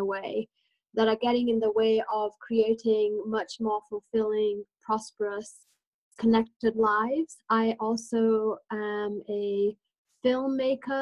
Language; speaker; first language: English; native; English